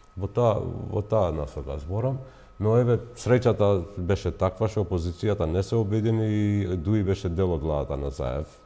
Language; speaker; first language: Macedonian; non-native, local second language; Albanian